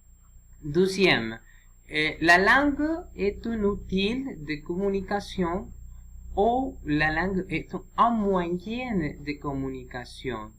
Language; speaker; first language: French; non-native, learner; Spanish